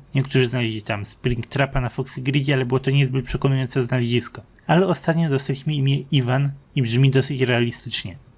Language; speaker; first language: Polish; native; Polish